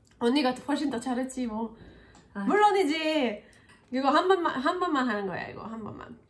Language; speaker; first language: Korean; non-native, fluent; French